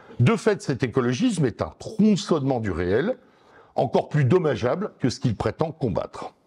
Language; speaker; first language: French; native; French